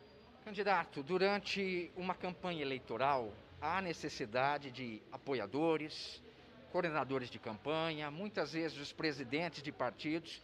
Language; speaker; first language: Portuguese; native; Portuguese